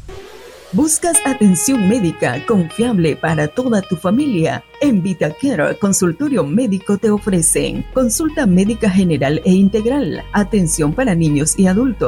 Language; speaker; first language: Spanish; native; Spanish